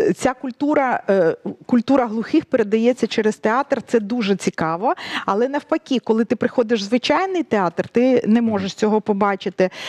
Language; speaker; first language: Ukrainian; native; Ukrainian